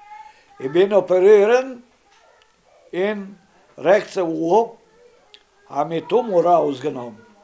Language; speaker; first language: German; non-native, learner; Romany